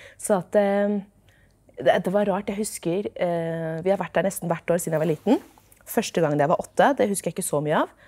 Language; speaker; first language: Norwegian; native; Norwegian